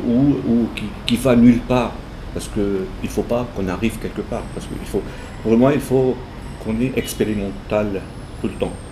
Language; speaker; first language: French; non-native, local second language; Arabic